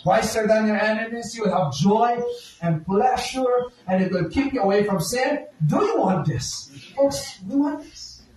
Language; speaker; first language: English; non-native, local second language; Filipino